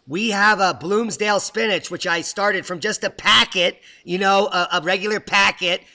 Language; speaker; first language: English; native; English